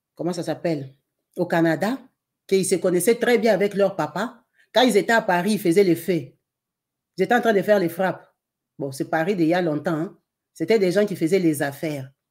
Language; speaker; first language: French; non-native, local second language; Lingala